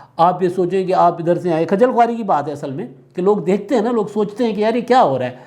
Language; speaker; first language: Urdu; non-native, local second language; Sindhi